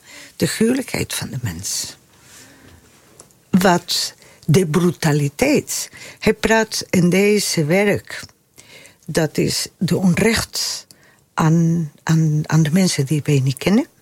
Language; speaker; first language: Dutch; non-native, fluent; Spanish